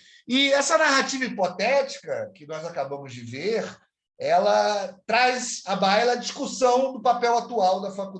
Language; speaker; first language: Portuguese; native; Portuguese